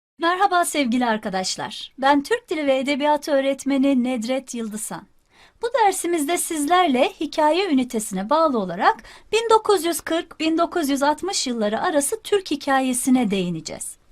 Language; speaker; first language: Turkish; native; Turkish